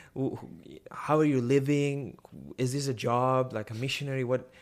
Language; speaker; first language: English; non-native, fluent; Italian